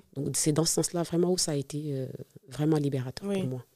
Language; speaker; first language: French; non-native, local second language; Serer